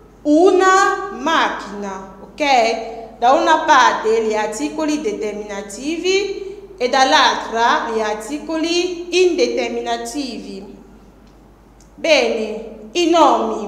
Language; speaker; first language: Italian; non-native, fluent; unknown